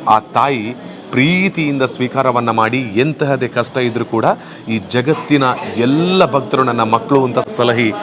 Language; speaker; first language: Kannada; native; Kannada